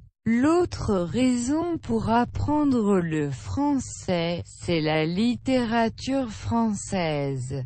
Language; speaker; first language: French; non-native, learner; Russian